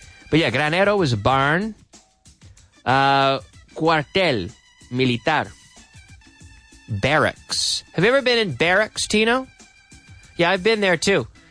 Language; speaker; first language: English; native; English